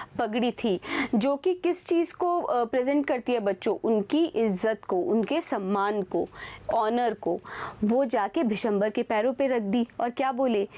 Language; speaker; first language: Hindi; native; Hindi